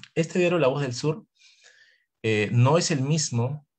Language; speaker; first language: Spanish; native; Spanish